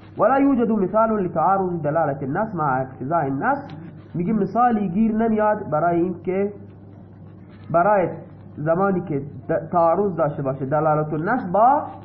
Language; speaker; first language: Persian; non-native, local second language; Baluchi